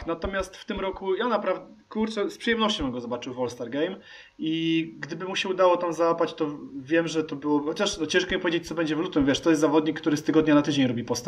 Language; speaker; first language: Polish; native; Polish